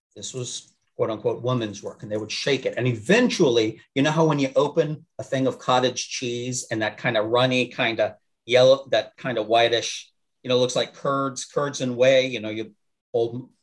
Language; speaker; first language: English; native; English